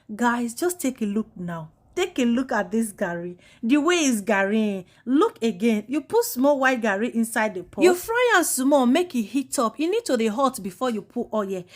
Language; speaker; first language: Nigerian Pidgin; non-native, local second language; Igbo